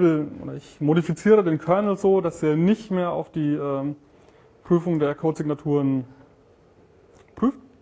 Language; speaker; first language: German; native; German